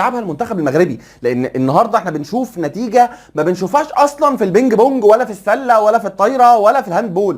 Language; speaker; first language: Arabic; native; Arabic